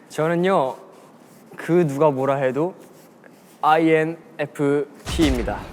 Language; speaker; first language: Korean; native; Korean